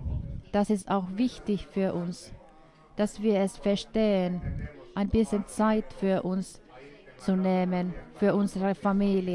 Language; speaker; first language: German; non-native, fluent; Finnish